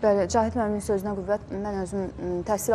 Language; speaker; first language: Azerbaijani; native; Azerbaijani